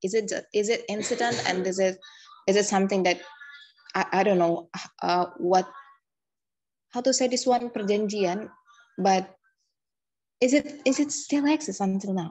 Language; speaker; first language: English; non-native, learner; Indonesian